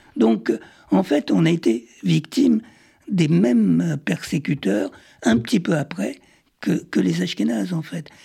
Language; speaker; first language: French; early bilingual, other home language; Arabic